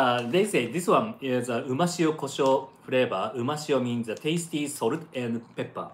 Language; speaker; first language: English; non-native, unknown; Japanese